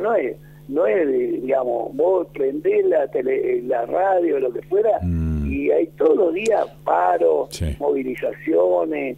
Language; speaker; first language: Spanish; native; Spanish